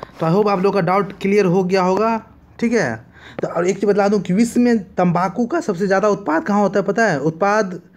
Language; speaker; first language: Hindi; native; Hindi